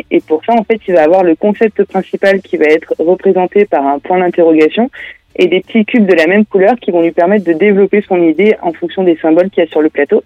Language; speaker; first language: French; native; French